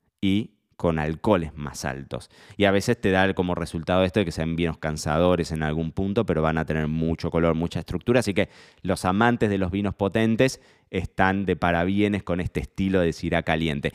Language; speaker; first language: Spanish; native; Spanish